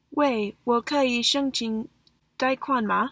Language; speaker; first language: Chinese; non-native, learner; English